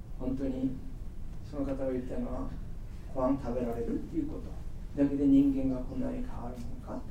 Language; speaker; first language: Japanese; non-native, fluent; Korean